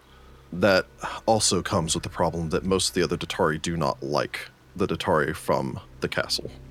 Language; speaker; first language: English; native; English